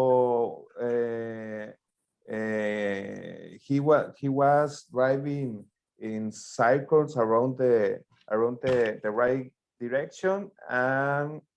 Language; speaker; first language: English; non-native, learner; Spanish